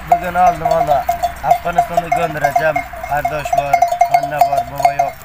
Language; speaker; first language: Turkish; non-native, learner; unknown